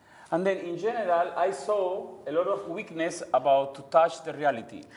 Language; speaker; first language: English; non-native, learner; Spanish